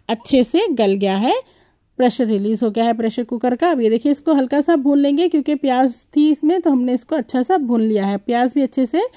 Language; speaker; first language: Hindi; native; Hindi